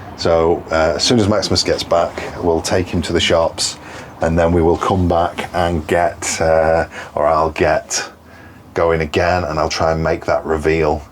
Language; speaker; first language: English; native; English